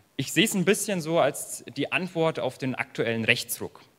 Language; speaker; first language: German; native; German